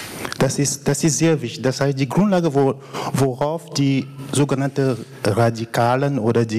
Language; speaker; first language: German; non-native, fluent; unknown